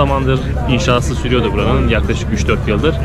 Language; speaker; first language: Turkish; native; Turkish